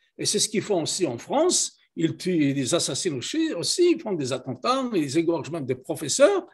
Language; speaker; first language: French; non-native, local second language; Kabyle